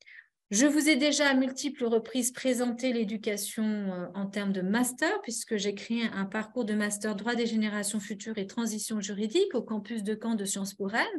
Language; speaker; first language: French; native; French